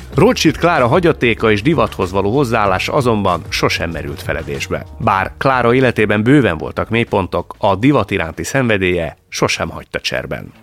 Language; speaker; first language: Hungarian; early bilingual, heritage; Czech